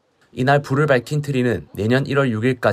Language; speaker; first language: Korean; native; Korean